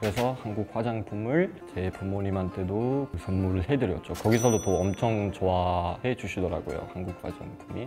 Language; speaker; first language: Korean; non-native, fluent; Uzbek